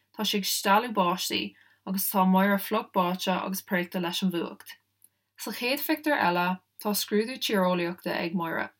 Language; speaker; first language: Irish; non-native, local second language; English